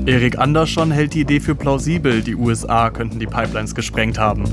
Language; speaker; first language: German; native; German